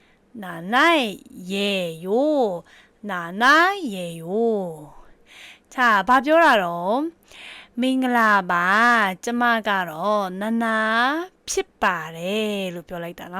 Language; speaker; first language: Burmese; native; Burmese